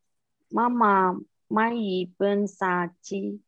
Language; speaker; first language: Chinese; non-native, learner; Indonesian